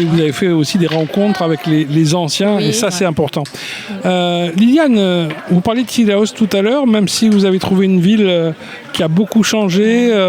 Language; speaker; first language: French; native; French